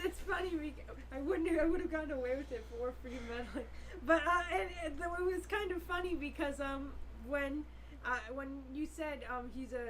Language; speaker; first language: English; native; English